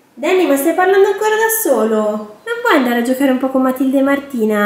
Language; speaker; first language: Italian; native; Italian